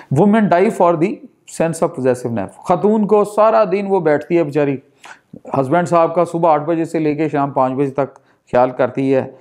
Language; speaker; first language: Urdu; non-native, local second language; Punjabi